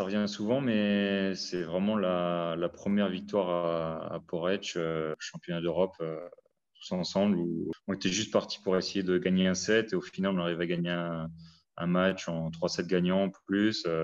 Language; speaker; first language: French; native; French